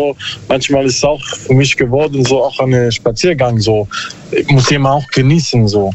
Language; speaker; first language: German; non-native, learner; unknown